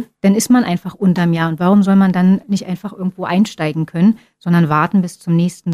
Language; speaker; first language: German; native; German